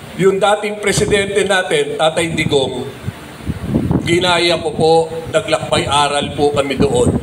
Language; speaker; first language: Filipino; non-native, local second language; Cebuano